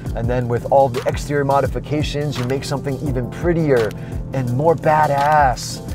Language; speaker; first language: English; early bilingual, other home language; Chinese